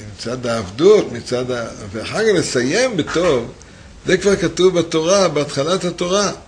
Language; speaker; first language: Hebrew; native; Hebrew